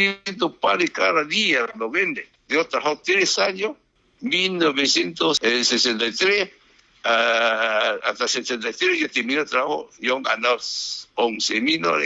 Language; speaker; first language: Spanish; non-native, learner; Chinese